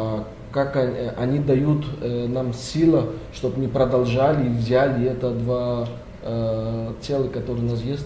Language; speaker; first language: Russian; non-native, learner; Greek